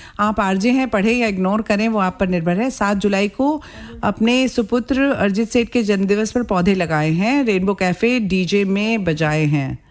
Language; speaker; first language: Hindi; native; Hindi